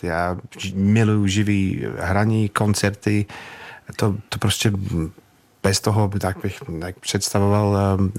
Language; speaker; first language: Czech; non-native, fluent; English